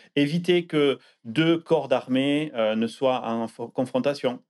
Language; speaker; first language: French; native; French